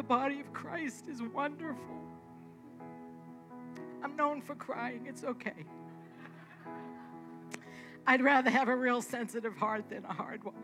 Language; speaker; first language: English; native; English